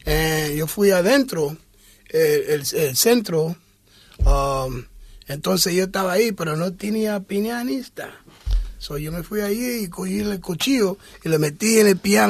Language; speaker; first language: Spanish; early bilingual, heritage; English